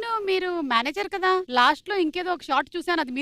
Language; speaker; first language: Telugu; non-native, local second language; Malayalam